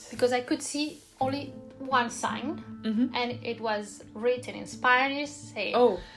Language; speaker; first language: English; non-native, fluent; Spanish